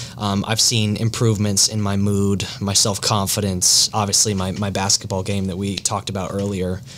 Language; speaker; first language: English; native; English